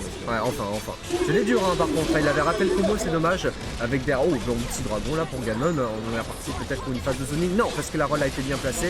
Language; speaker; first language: French; native; French